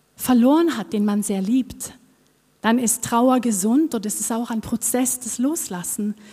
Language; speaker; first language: German; non-native, fluent; Norwegian